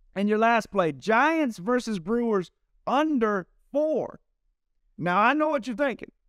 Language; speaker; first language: English; native; English